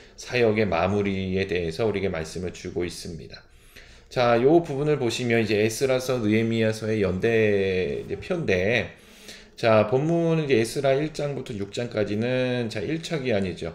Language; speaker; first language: Korean; native; Korean